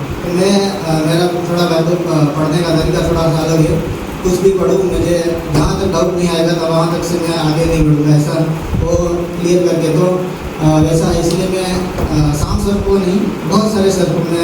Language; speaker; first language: Hindi; non-native, local second language; Gujarati